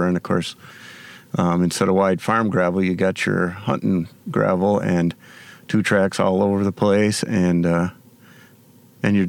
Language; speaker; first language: English; native; English